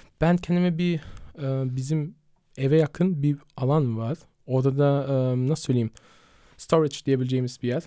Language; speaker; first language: Turkish; early bilingual, heritage; Turkish